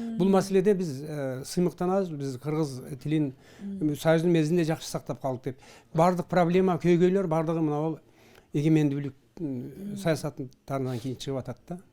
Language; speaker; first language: Kyrgyz; early bilingual, heritage; Kyrgyz